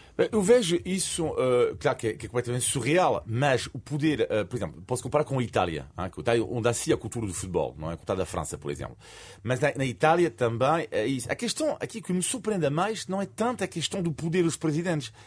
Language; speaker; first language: Portuguese; non-native, fluent; French